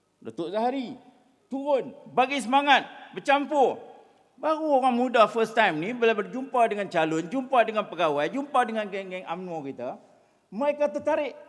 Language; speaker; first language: Malay; native; Malay